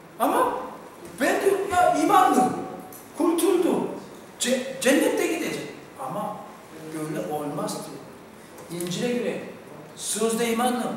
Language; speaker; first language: Turkish; non-native, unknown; Korean